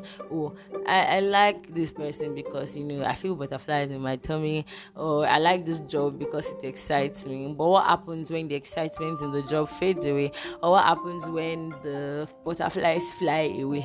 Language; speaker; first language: English; non-native, local second language; Yoruba